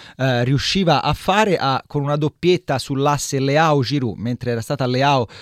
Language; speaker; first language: Italian; native; Italian